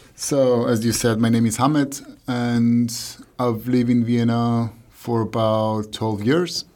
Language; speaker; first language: English; non-native, fluent; Persian